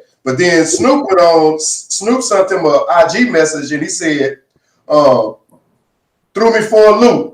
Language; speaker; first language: English; native; English